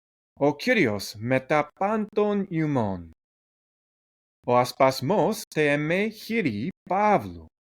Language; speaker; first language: Greek; non-native, fluent; English